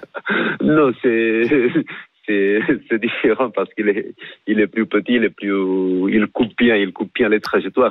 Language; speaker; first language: French; non-native, fluent; Portuguese